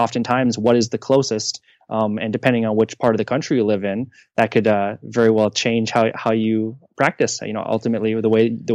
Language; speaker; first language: English; native; English